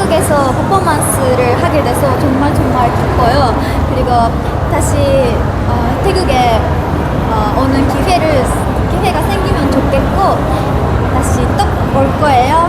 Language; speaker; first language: Korean; non-native, fluent; Japanese